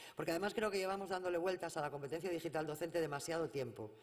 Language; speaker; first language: Spanish; native; Spanish